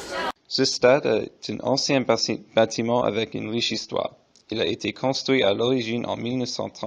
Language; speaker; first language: French; non-native, learner; Portuguese